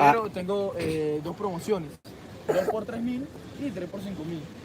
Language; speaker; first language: Spanish; native; Spanish